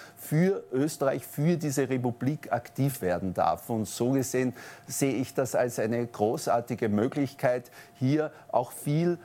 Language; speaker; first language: German; native; German